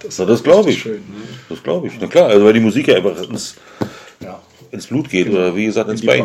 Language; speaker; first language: German; native; German